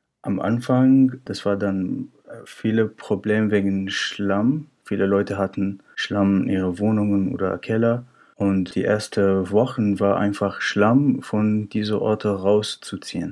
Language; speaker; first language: German; non-native, fluent; Arabic